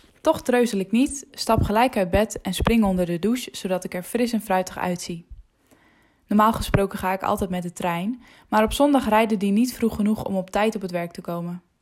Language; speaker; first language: Dutch; non-native, local second language; Western Frisian